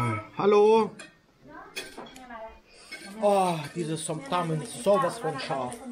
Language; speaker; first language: German; native; German